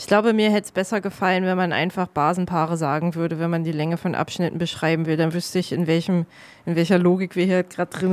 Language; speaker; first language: German; native; German